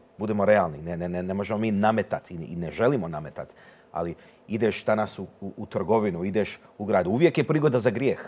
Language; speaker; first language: Croatian; early bilingual, heritage; Croatian